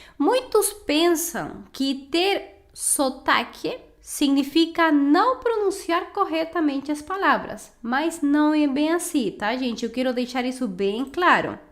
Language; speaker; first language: Portuguese; non-native, fluent; Spanish